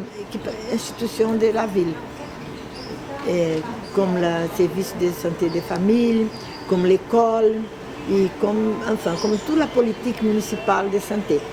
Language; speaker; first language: French; non-native, fluent; Portuguese